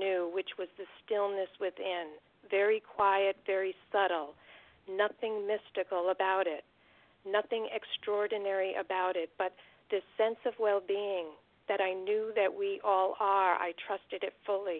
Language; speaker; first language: English; native; English